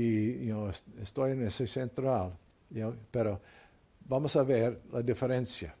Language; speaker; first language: Spanish; non-native, learner; English